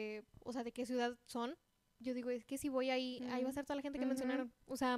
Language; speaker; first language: Spanish; native; Spanish